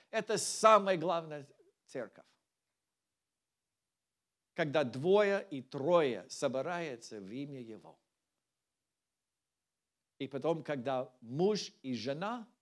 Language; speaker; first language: Russian; non-native, learner; English